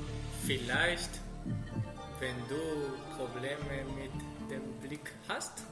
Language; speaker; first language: German; non-native, learner; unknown